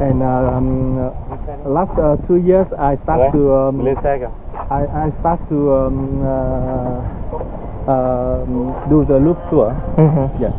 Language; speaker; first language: English; non-native, fluent; Vietnamese